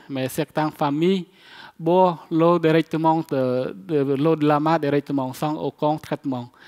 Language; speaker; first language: French; non-native, fluent; Khmer